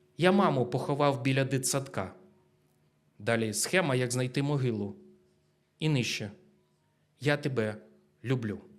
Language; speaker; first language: Ukrainian; native; Ukrainian